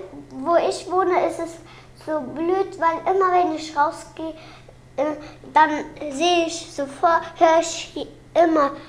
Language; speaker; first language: German; early bilingual, other home language; Turkish